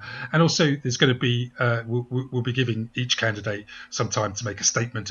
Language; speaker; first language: English; native; English